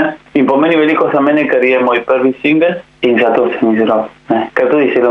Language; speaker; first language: Slovenian; non-native, learner; Spanish